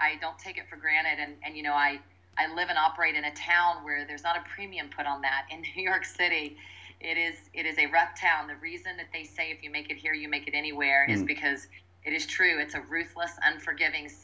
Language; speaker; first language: English; native; English